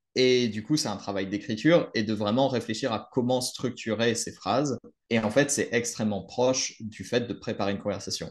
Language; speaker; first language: French; native; French